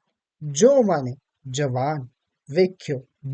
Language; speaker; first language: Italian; non-native, learner; Urdu